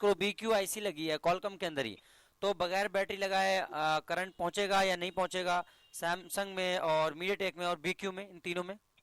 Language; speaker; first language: Hindi; native; Hindi